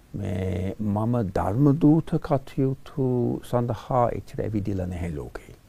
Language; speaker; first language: Sinhala; non-native, fluent; English